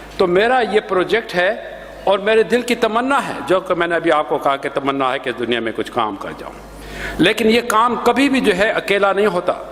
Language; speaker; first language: Urdu; non-native, local second language; Sindhi